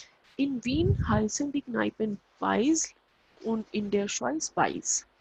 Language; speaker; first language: German; non-native, fluent; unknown